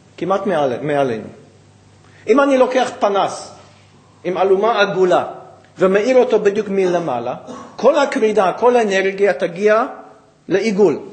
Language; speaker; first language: Hebrew; non-native, fluent; English